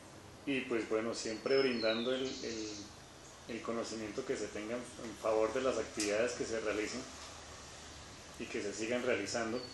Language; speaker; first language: Spanish; native; Spanish